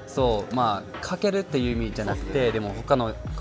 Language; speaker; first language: Japanese; native; Japanese